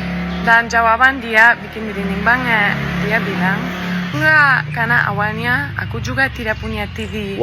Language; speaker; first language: Indonesian; non-native, fluent; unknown